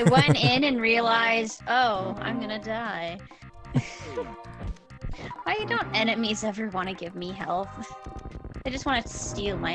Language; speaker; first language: English; native; English